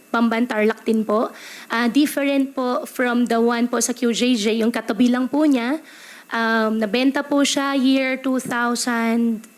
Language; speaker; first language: Filipino; native; Filipino